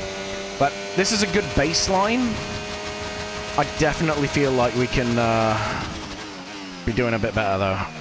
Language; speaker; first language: English; native; English